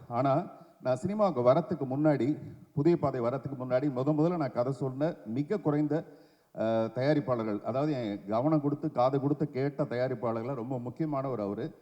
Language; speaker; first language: Tamil; native; Tamil